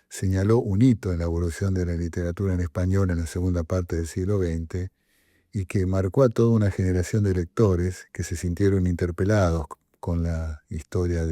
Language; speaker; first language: Spanish; native; Spanish